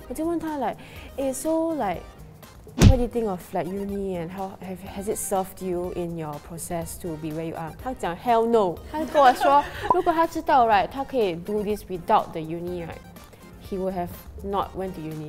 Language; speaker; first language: English; native; English